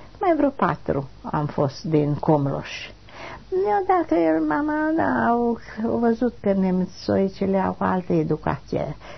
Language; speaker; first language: Romanian; non-native, local second language; German